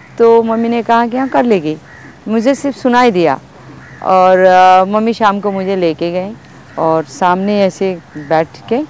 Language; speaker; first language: Hindi; non-native, local second language; Bangla